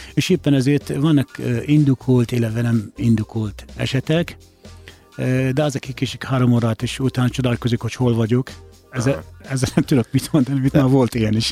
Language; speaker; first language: Hungarian; non-native, fluent; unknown